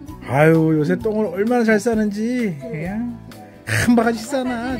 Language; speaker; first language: Korean; native; Korean